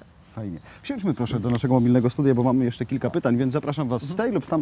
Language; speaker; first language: Polish; native; Polish